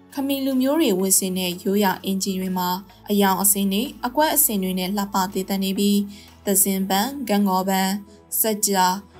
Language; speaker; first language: Burmese; native; Burmese